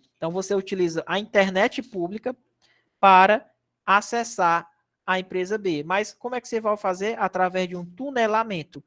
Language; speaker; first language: Portuguese; native; Portuguese